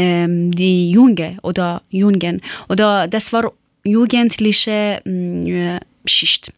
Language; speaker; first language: German; non-native, learner; Persian